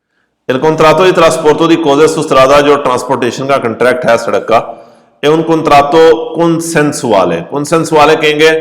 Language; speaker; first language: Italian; non-native, fluent; Urdu